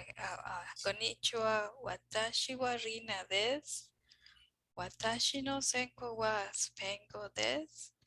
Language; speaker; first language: Japanese; non-native, learner; English